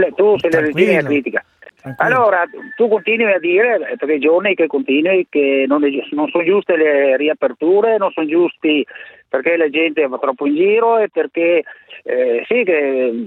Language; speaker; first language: Italian; native; Italian